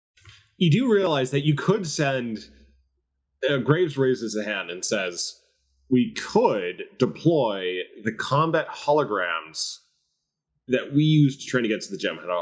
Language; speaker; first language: English; native; English